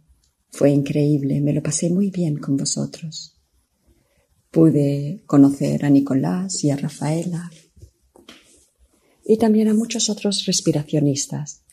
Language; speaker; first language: Spanish; non-native, fluent; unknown